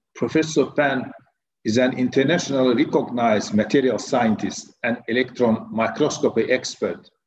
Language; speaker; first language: English; non-native, fluent; Turkish